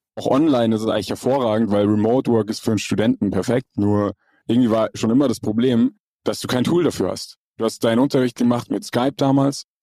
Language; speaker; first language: German; native; German